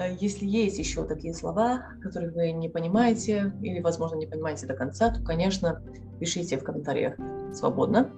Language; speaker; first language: Russian; non-native, fluent; Serbian